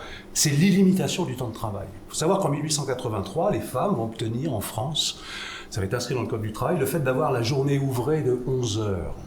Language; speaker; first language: French; native; French